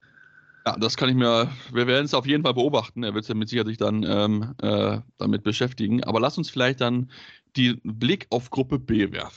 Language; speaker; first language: German; native; German